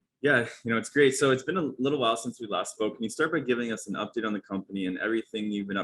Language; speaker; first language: English; native; English